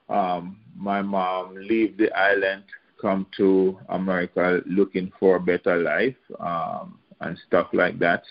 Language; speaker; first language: English; non-native, local second language; Jamaican Creole English